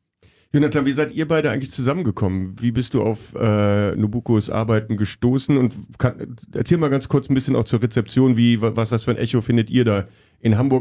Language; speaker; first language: German; native; German